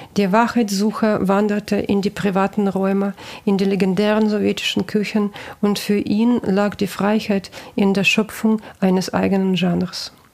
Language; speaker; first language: German; non-native, fluent; Russian